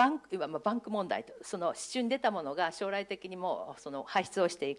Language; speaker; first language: Japanese; native; Japanese